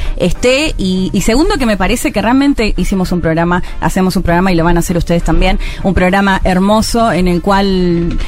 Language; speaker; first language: Spanish; native; Spanish